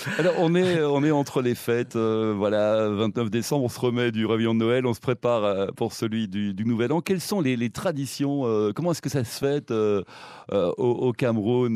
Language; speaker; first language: French; native; French